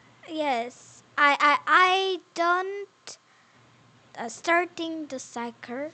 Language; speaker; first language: English; non-native, learner; Korean